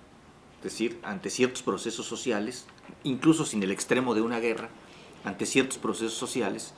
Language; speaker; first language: Spanish; native; Spanish